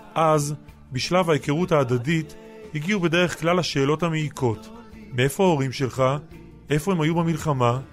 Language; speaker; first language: Hebrew; native; Hebrew